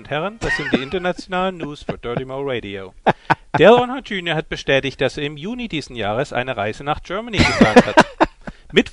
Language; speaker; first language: English; non-native, fluent; German